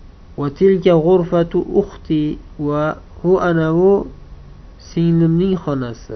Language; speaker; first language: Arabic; non-native, fluent; Uzbek